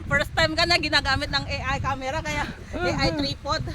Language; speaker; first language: Filipino; non-native, learner; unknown